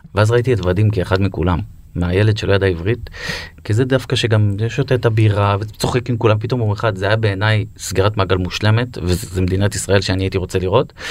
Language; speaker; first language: Hebrew; native; Hebrew